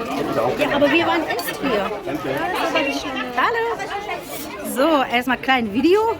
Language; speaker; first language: German; non-native, learner; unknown